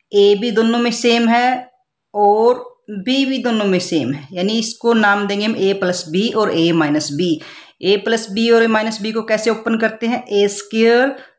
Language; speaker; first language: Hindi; native; Hindi